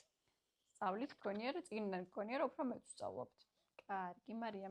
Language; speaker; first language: Georgian; native; Georgian